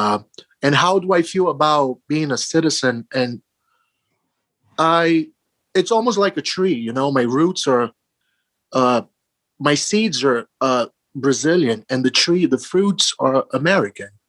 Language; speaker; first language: English; early bilingual, other home language; Portuguese